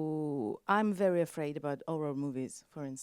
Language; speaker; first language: English; non-native, learner; French